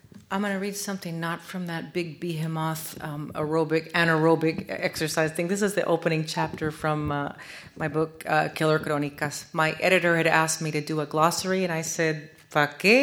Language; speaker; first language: English; early bilingual, other home language; Spanish